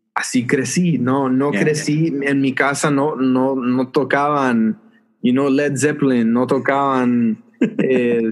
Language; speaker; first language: Spanish; early bilingual, heritage; Spanish